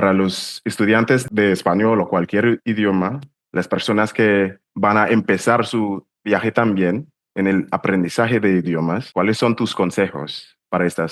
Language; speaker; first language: Spanish; non-native, fluent; English